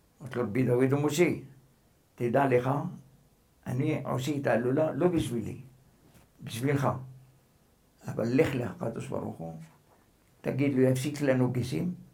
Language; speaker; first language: Hebrew; non-native, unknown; Arabic